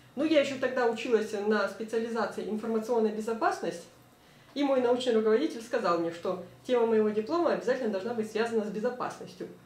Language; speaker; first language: Russian; native; Russian